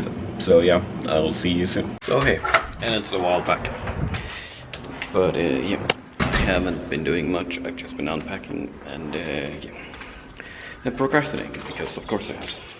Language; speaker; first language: English; non-native, fluent; Swedish